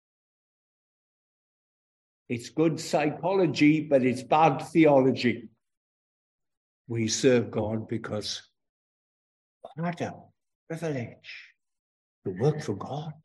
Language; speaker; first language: English; native; English